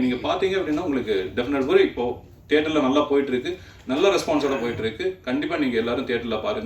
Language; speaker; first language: Tamil; native; Tamil